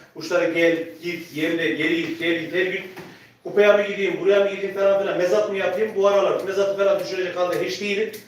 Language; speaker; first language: Turkish; native; Turkish